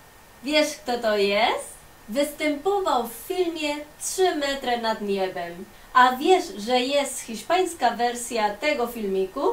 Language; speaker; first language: Polish; non-native, fluent; Spanish